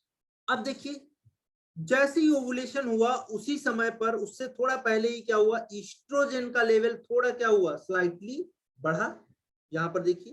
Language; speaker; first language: Hindi; native; Hindi